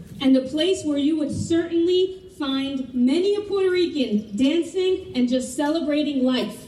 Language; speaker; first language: English; native; English